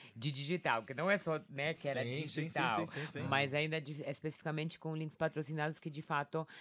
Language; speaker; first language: Portuguese; non-native, fluent; Polish